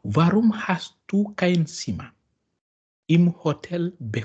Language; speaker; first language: German; non-native, fluent; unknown